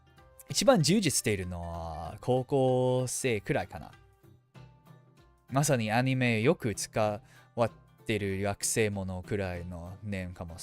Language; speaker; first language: Japanese; non-native, fluent; English